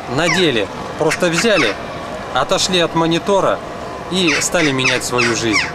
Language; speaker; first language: Russian; native; Russian